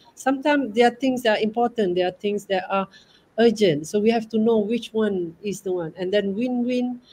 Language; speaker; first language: English; non-native, local second language; Malay